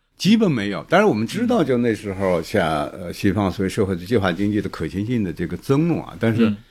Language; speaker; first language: Chinese; native; Chinese